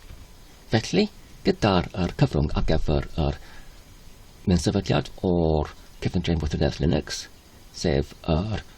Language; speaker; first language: Welsh; non-native, learner; Polish